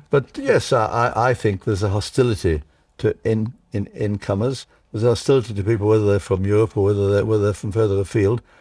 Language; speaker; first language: English; early bilingual, other home language; Czech